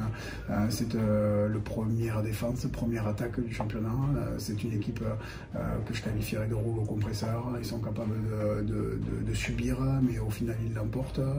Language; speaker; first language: French; native; French